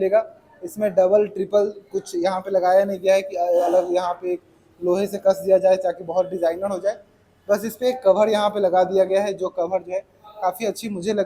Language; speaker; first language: Hindi; native; Hindi